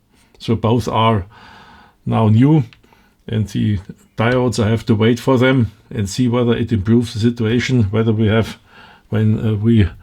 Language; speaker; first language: English; non-native, fluent; German